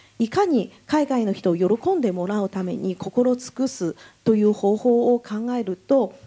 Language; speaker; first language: Japanese; non-native, fluent; Chinese